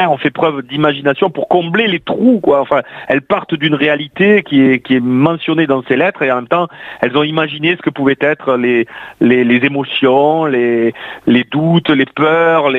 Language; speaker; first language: French; native; French